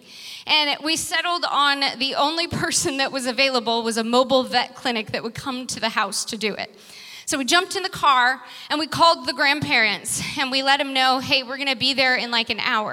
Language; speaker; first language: English; native; English